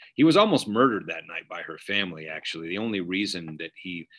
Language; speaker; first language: English; native; English